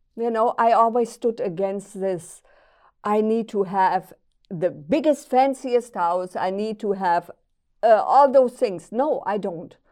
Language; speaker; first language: English; non-native, fluent; German